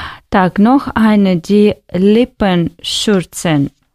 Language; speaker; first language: German; non-native, learner; Russian